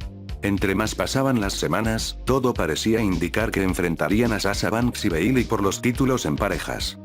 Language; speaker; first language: Spanish; native; Spanish